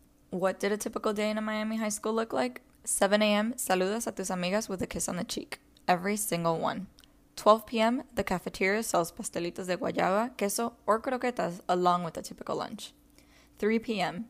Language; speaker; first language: English; early bilingual, other home language; Spanish